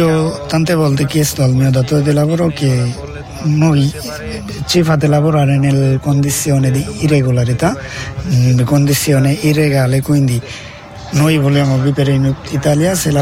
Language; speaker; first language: Italian; non-native, learner; Bangla